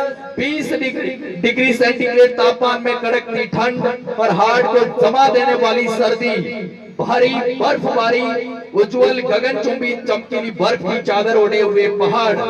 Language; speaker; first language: Hindi; native; Hindi